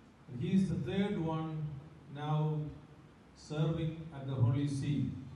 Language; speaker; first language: English; non-native, local second language; Malayalam